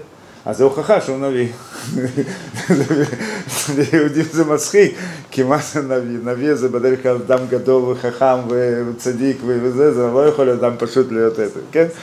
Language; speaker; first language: Hebrew; non-native, fluent; Russian